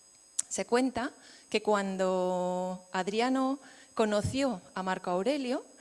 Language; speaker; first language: Spanish; native; Spanish